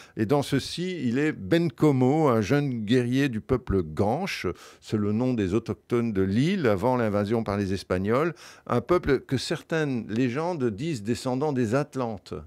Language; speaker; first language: French; native; French